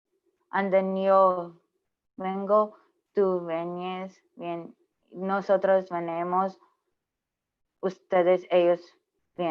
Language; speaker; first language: Spanish; non-native, learner; English